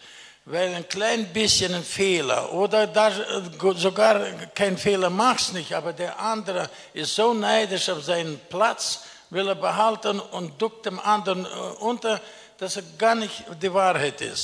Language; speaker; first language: German; early bilingual, other home language; Russian